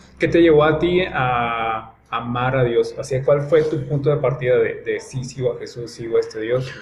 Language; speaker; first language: Spanish; native; Spanish